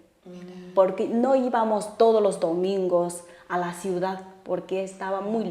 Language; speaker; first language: Spanish; non-native, fluent; Chinese